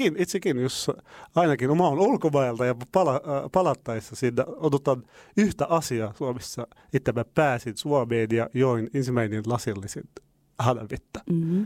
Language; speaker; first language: Finnish; non-native, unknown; Arabic